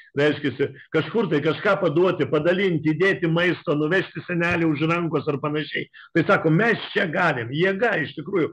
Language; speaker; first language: Lithuanian; native; Lithuanian